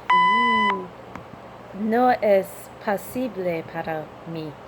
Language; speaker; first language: Spanish; non-native, learner; English